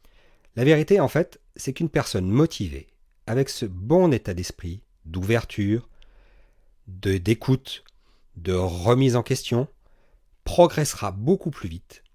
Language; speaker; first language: French; native; French